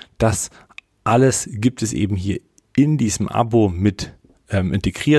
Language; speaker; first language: German; native; German